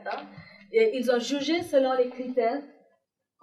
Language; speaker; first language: French; non-native, fluent; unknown